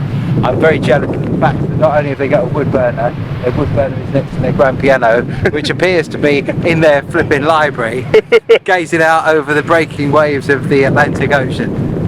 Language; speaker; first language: English; native; English